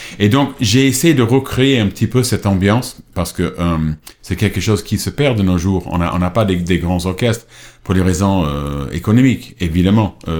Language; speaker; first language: French; non-native, fluent; English